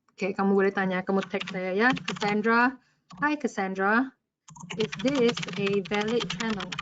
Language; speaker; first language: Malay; non-native, local second language; English